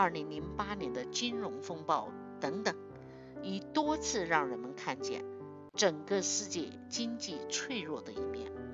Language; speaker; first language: Chinese; native; Chinese